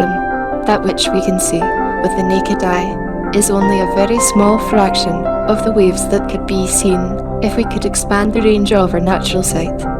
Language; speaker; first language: English; native; English